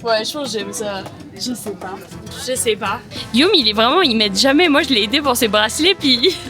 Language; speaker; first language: French; native; French